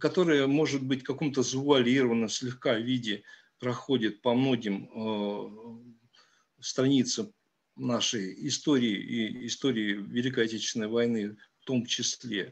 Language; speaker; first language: Russian; native; Russian